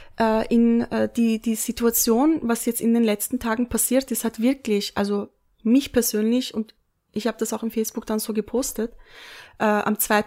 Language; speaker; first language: German; early bilingual, other home language; Turkish